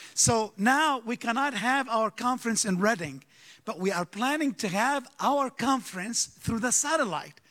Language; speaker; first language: English; early bilingual, other home language; Arabic